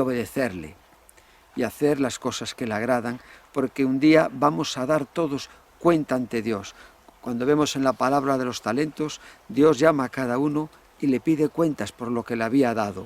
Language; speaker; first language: Spanish; native; Spanish